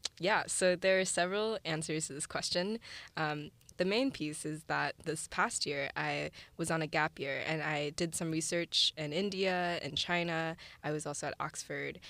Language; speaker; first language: English; early bilingual, other home language; Chinese